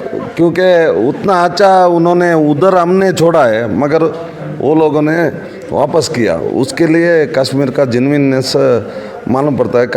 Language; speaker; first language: Hindi; non-native, local second language; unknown